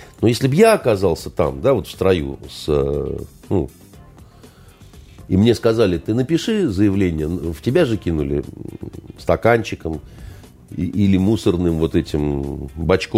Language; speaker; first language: Russian; native; Russian